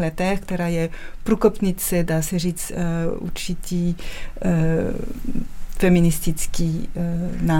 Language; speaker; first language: Czech; non-native, fluent; French